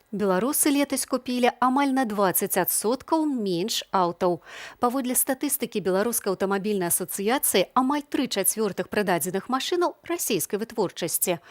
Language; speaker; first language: Belarusian; native; Belarusian